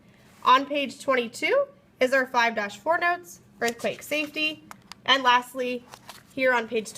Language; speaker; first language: English; native; English